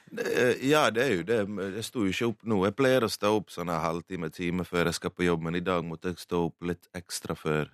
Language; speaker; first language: Norwegian; early bilingual, other home language; Bosnian